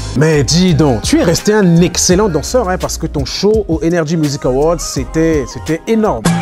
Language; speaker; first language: French; native; French